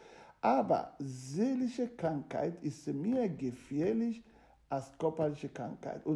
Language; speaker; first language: German; non-native, fluent; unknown